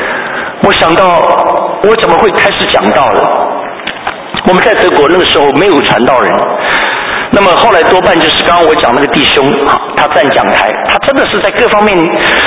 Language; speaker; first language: Chinese; native; Chinese